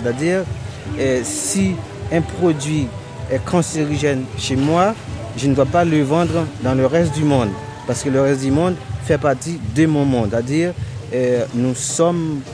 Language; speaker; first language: French; non-native, local second language; Haitian Creole